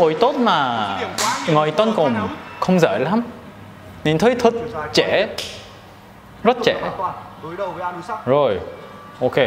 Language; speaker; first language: Vietnamese; non-native, learner; Korean